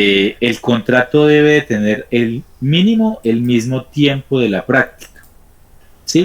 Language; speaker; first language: Spanish; native; Spanish